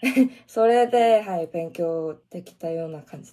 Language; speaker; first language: Japanese; non-native, fluent; Korean